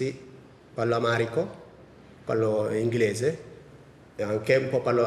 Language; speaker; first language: Italian; non-native, learner; Tigrinya